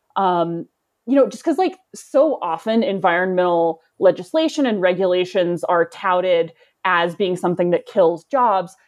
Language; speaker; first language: English; native; English